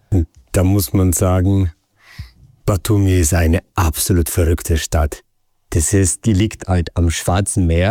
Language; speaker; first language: German; native; German